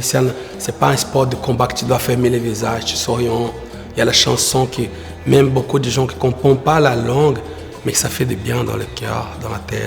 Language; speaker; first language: French; non-native, fluent; Portuguese